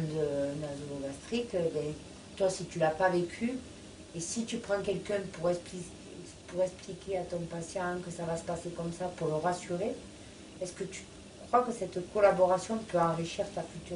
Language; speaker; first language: French; native; French